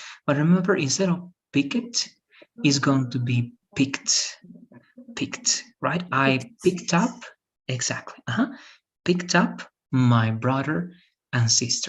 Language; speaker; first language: English; non-native, fluent; Spanish